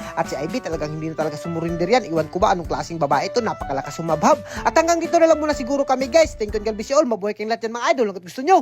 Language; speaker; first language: Filipino; non-native, local second language; Cebuano